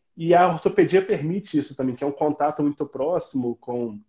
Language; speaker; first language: Portuguese; native; Portuguese